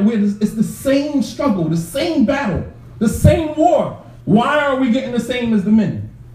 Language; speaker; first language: English; native; English